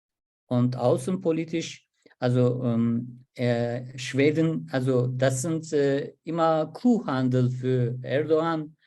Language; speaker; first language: German; non-native, learner; Turkish